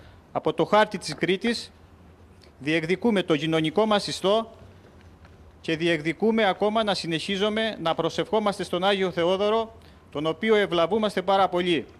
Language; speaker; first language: Greek; native; Greek